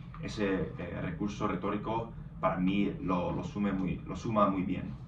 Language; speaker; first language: Spanish; non-native, fluent; English